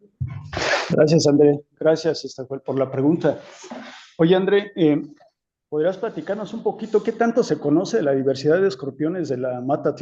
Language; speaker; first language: Spanish; native; Spanish